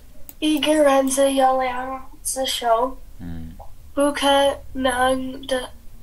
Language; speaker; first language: Chinese; non-native, learner; English